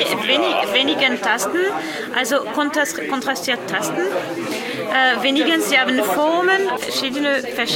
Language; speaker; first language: German; non-native, learner; French